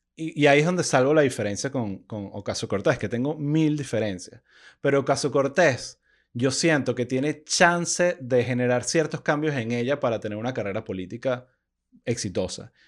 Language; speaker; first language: Spanish; native; Spanish